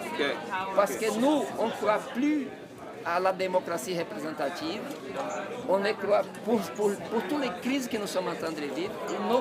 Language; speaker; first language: French; non-native, fluent; Portuguese